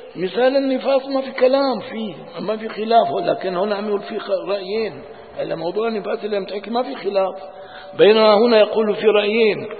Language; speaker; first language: Arabic; non-native, local second language; Kurdish